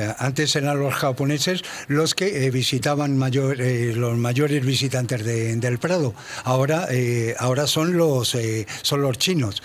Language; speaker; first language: Spanish; native; Spanish